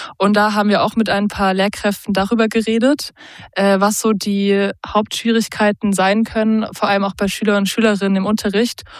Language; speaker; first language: German; native; German